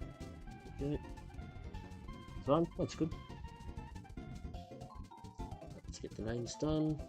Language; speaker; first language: English; native; English